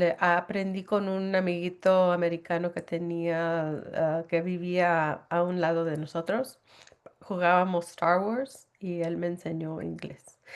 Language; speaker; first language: Spanish; early bilingual, heritage; Spanish